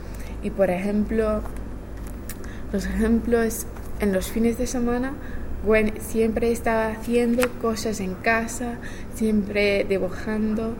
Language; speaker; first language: Spanish; non-native, fluent; English